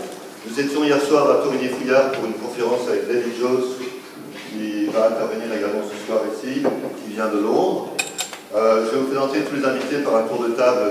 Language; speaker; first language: French; native; French